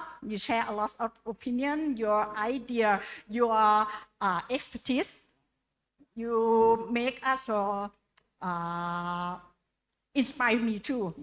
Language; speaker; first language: English; non-native, learner; Indonesian